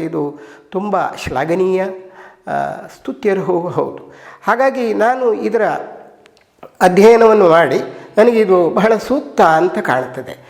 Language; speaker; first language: Kannada; non-native, local second language; Tulu